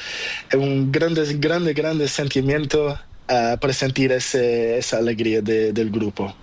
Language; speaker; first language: Spanish; non-native, learner; Portuguese